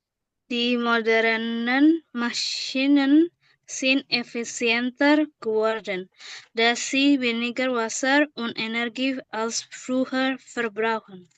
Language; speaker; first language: German; non-native, learner; Indonesian